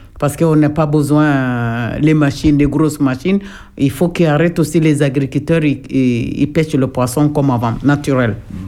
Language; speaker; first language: French; non-native, local second language; Jola-Fonyi